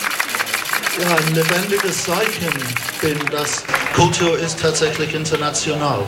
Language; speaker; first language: German; non-native, fluent; English